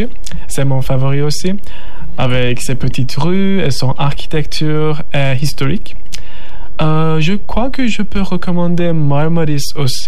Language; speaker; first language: French; non-native, learner; Turkish